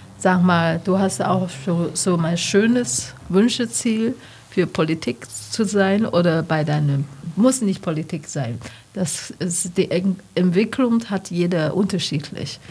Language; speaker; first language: German; non-native, learner; Chinese